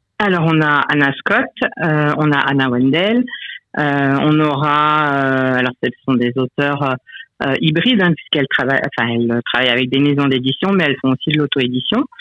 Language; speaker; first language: French; native; French